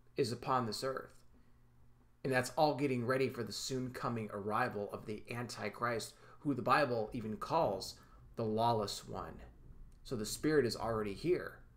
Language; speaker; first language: English; native; English